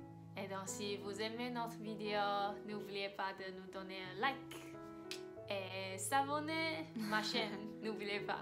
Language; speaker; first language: French; non-native, fluent; Chinese